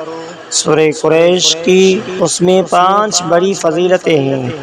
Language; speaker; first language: Urdu; native; Urdu